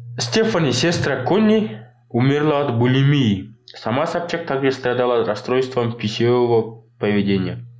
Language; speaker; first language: Russian; non-native, local second language; Kazakh